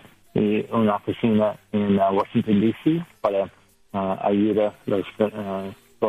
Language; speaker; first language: Spanish; non-native, learner; English